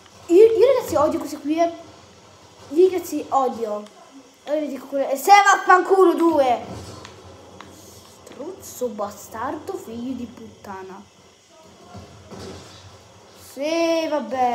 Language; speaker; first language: Italian; native; Italian